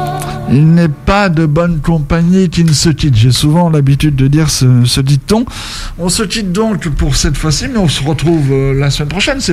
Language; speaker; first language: French; native; French